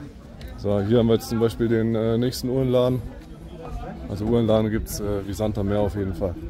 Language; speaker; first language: German; native; German